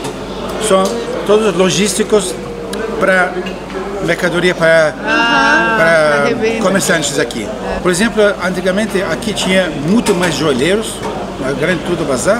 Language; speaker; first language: Portuguese; non-native, learner; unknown